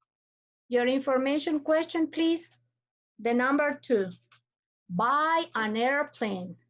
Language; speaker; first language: English; non-native, fluent; Spanish